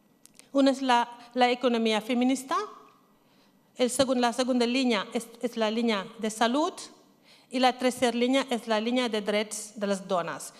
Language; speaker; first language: Catalan; non-native, learner; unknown